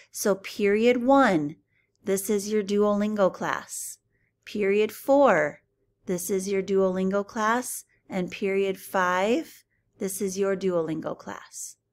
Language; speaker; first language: English; native; English